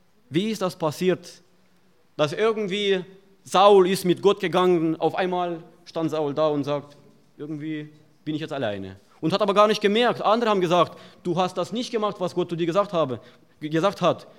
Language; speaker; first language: German; non-native, fluent; Russian